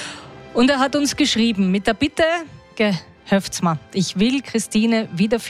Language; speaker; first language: German; native; German